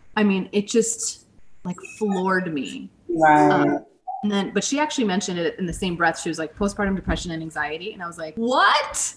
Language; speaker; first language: English; native; English